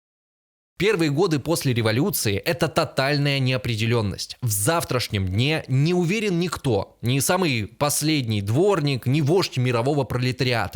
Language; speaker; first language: Russian; native; Russian